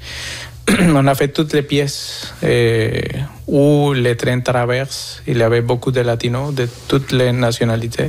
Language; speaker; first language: French; non-native, fluent; Spanish